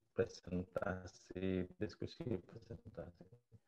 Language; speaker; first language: Indonesian; non-native, local second language; Balinese